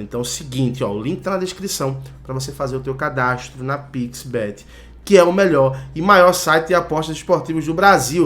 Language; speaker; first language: Portuguese; native; Portuguese